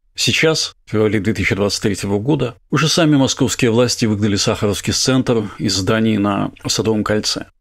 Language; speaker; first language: Russian; native; Russian